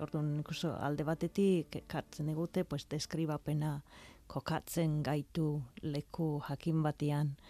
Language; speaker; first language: Basque; non-native, fluent; English